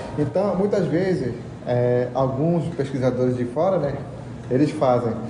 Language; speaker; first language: Portuguese; non-native, local second language; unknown